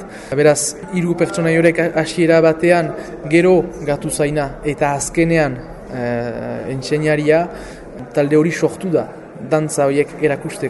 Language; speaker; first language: Basque; native; Basque